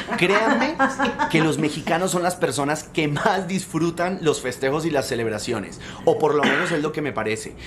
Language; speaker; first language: Spanish; native; Spanish